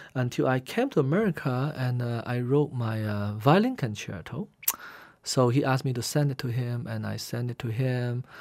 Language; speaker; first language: English; non-native, fluent; Min Nan Chinese